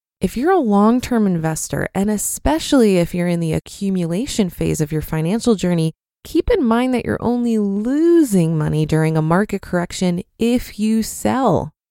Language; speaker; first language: English; native; English